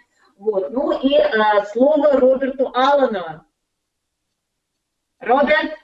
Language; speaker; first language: Russian; native; Russian